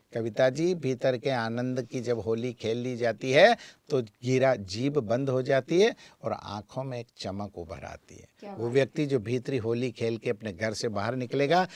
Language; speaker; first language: Hindi; native; Hindi